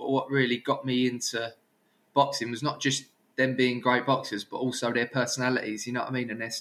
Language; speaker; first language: English; native; English